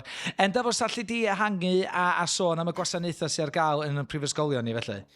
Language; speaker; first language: Welsh; native; Welsh